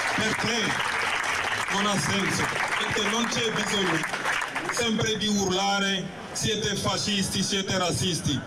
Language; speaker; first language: Italian; non-native, fluent; Wolof